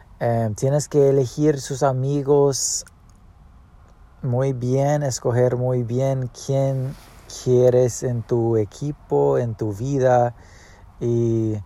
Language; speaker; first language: Spanish; early bilingual, heritage; Spanish